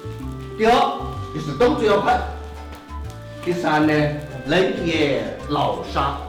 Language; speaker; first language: Chinese; native; Chinese